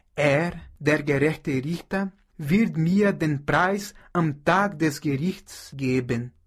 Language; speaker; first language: German; non-native, fluent; Portuguese